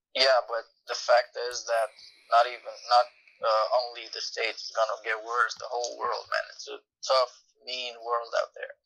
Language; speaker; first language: English; non-native, fluent; Romanian